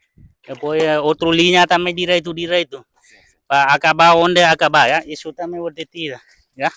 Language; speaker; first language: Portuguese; non-native, learner; Vietnamese